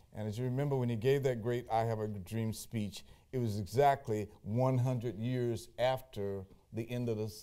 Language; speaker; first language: English; native; English